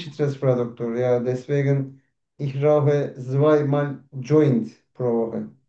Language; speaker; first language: German; non-native, learner; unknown